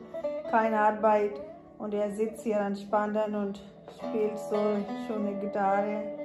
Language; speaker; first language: German; non-native, learner; Urdu